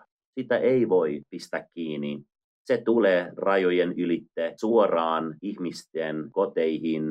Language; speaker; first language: Finnish; non-native, fluent; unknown